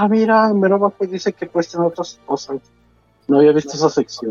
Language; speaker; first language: Spanish; native; Spanish